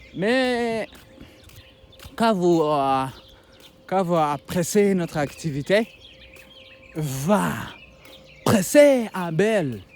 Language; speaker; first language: French; non-native, learner; Kinyarwanda